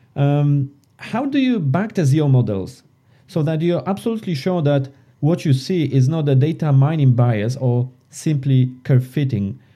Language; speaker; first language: English; non-native, fluent; Polish